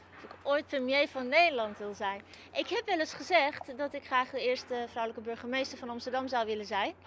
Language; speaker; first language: Dutch; early bilingual, other home language; Turkish